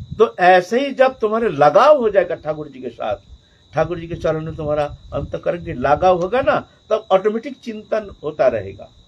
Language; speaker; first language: Hindi; non-native, local second language; Bangla